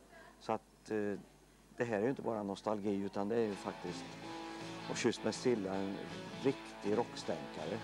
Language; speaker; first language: Swedish; native; Swedish